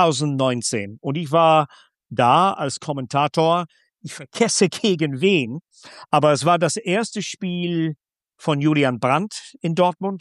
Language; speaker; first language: German; non-native, fluent; English